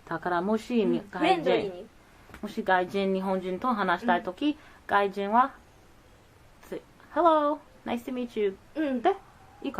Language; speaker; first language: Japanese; non-native, learner; English